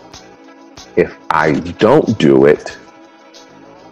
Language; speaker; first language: English; early bilingual, other home language; Spanish